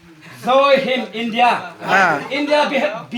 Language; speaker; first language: Hindi; non-native, local second language; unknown